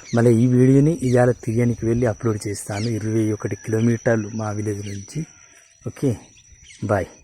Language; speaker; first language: Telugu; non-native, local second language; Gondi